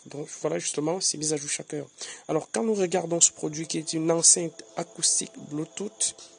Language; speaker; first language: French; native; French